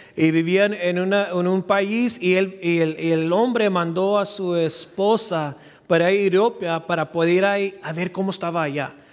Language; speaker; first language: Spanish; early bilingual, heritage; Spanish